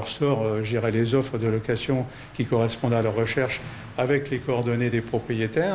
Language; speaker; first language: French; native; French